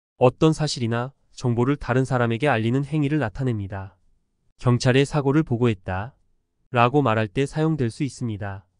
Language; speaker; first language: Korean; native; Korean